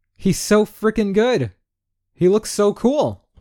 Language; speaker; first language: English; native; English